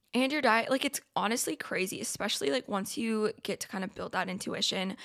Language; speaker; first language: English; native; English